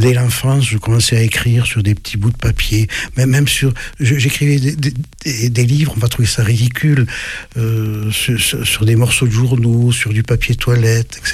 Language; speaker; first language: French; native; French